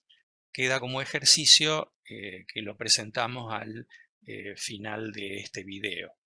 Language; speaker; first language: Spanish; native; Spanish